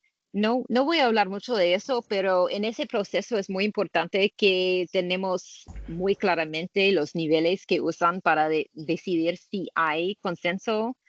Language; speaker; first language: Spanish; non-native, learner; English